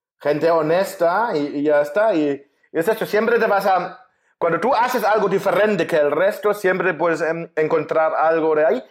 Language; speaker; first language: Spanish; non-native, fluent; German